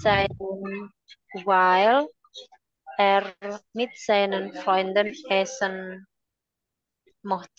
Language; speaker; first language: German; non-native, learner; Indonesian